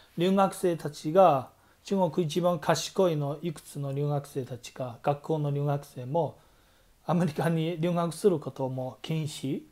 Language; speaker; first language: Japanese; non-native, fluent; Chinese